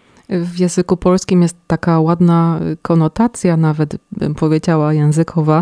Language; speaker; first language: Polish; native; Polish